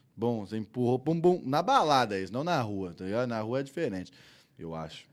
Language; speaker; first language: Portuguese; early bilingual, heritage; Portuguese